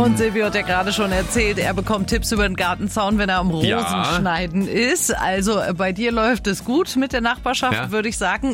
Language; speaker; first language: German; native; German